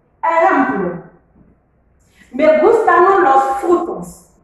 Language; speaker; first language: Spanish; non-native, fluent; French